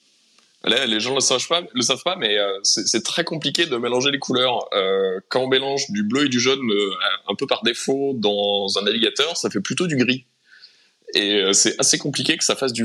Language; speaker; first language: French; native; French